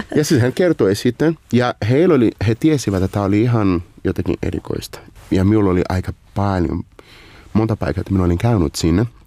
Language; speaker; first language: Finnish; non-native, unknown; Portuguese